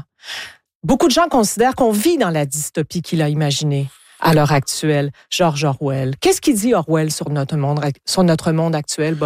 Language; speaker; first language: French; native; French